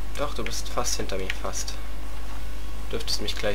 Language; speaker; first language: German; native; German